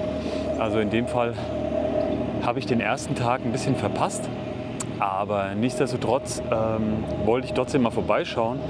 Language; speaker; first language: German; native; German